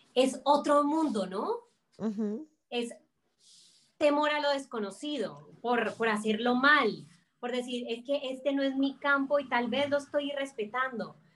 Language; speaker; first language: Spanish; native; Spanish